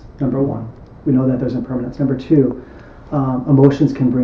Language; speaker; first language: English; native; English